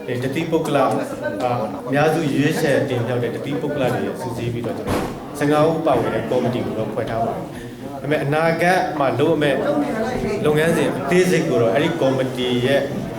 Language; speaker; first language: Burmese; native; Burmese